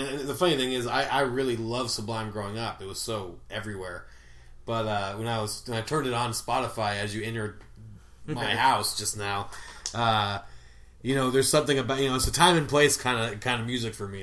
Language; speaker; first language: English; native; English